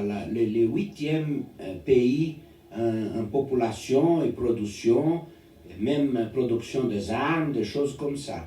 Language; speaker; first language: French; non-native, learner; Portuguese